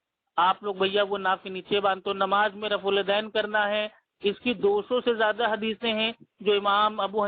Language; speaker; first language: Hindi; native; Hindi